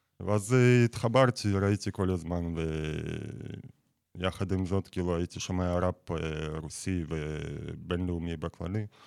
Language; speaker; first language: Hebrew; non-native, fluent; Russian